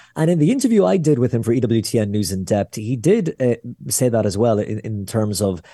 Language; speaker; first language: English; native; English